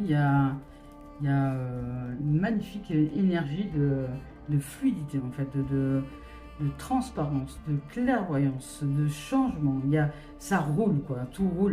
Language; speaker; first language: French; native; French